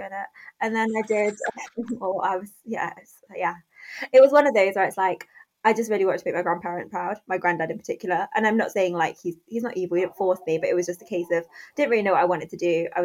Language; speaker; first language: English; native; English